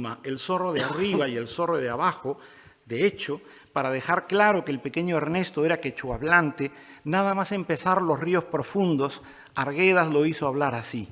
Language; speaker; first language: Spanish; native; Spanish